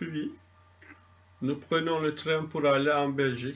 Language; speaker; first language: French; non-native, fluent; Turkish